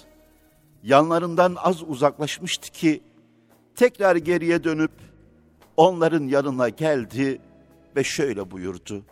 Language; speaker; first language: Turkish; native; Turkish